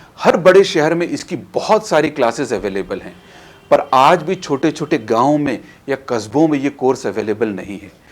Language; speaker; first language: Hindi; native; Hindi